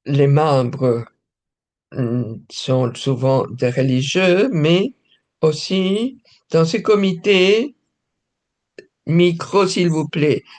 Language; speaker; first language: French; non-native, fluent; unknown